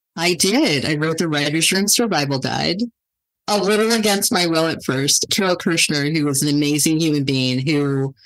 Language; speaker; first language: English; native; English